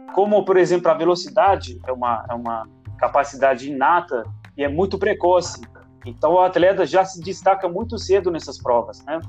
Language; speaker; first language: Portuguese; non-native, fluent; Italian